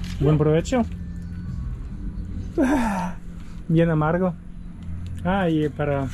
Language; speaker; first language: Spanish; non-native, fluent; German